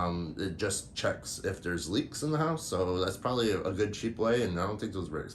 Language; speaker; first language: English; native; English